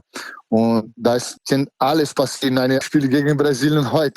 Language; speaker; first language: German; non-native, fluent; Portuguese